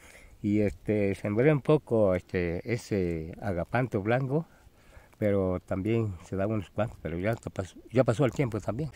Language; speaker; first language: Spanish; non-native, local second language; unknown